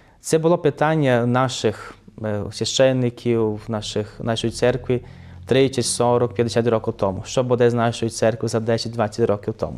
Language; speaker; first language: Ukrainian; early bilingual, heritage; Ukrainian